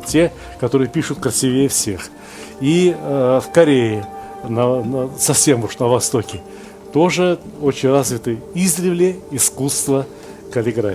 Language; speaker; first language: Russian; native; Russian